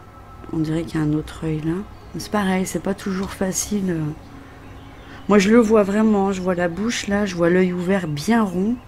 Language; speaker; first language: French; native; French